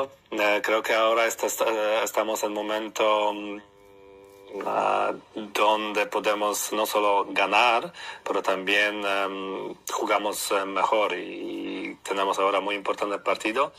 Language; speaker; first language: Spanish; non-native, learner; Polish